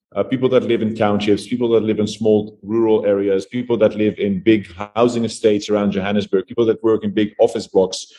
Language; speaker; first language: English; non-native, fluent; Dutch